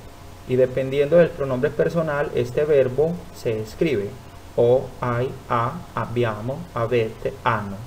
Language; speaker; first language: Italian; non-native, fluent; Spanish